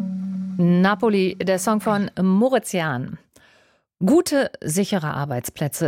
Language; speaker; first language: German; native; German